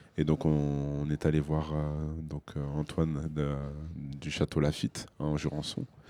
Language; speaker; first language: French; native; French